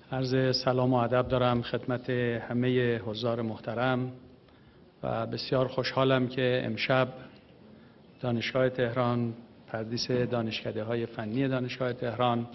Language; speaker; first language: Persian; native; Persian